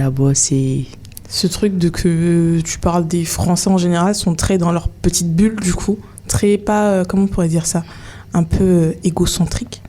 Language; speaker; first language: French; native; French